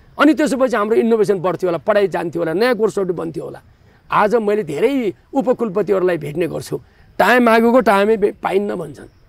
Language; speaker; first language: Nepali; native; Nepali